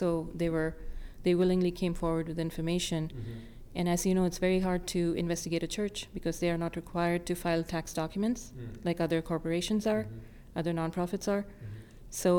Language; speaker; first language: English; non-native, local second language; Tamil